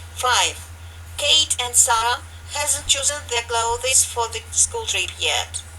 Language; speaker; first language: English; non-native, fluent; Ukrainian